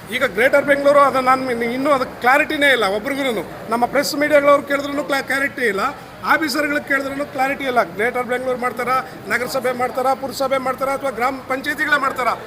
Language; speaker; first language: Kannada; native; Kannada